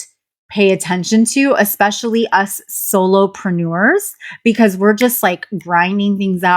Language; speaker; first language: English; native; English